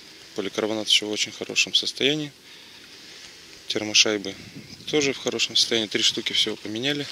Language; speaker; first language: Russian; native; Russian